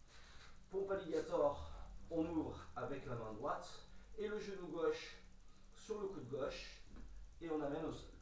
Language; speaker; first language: French; native; French